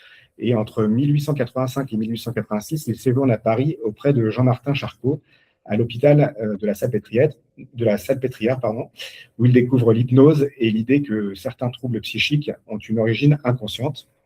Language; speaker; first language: French; native; French